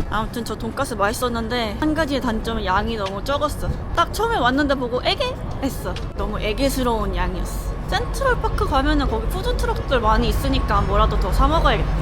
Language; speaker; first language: Korean; early bilingual, heritage; Korean